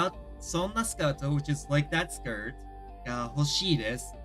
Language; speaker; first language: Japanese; non-native, learner; English